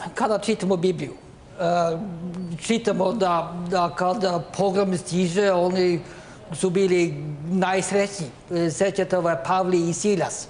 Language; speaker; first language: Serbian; non-native, learner; Norwegian